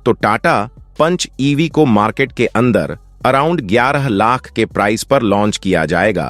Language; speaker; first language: Hindi; native; Hindi